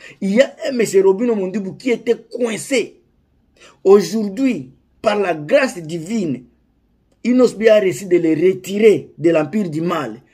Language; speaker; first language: French; non-native, local second language; Lingala